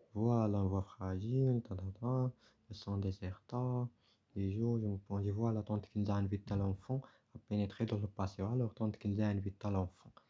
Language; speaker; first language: French; non-native, local second language; Arabic